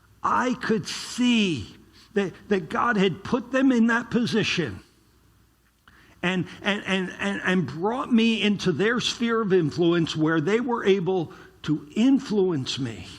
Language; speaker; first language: English; native; English